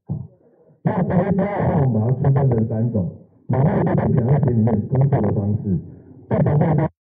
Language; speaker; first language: Chinese; native; Chinese